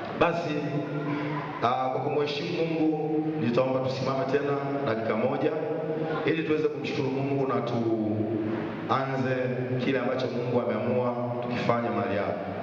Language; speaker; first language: Swahili; native; Swahili